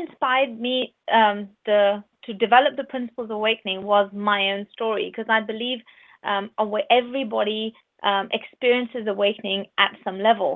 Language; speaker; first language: English; non-native, local second language; Urdu